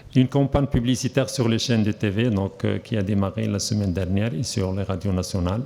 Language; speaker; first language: French; non-native, local second language; Arabic